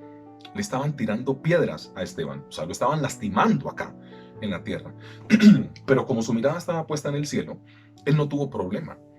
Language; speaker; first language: Spanish; native; Spanish